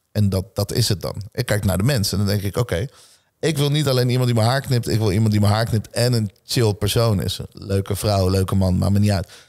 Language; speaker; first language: Dutch; early bilingual, other home language; Hebrew